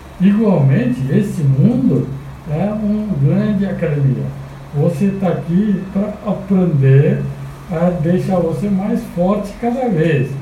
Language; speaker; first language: Portuguese; non-native, fluent; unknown